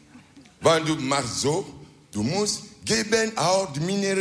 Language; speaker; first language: Dutch; non-native, learner; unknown